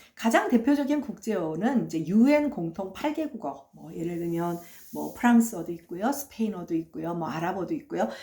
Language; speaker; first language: Korean; native; Korean